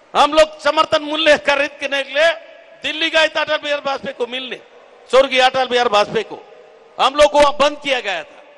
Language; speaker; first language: Hindi; native; Hindi